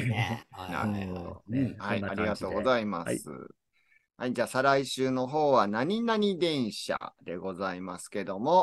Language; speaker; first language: Japanese; native; Japanese